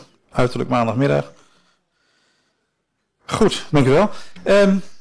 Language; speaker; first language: Dutch; native; Dutch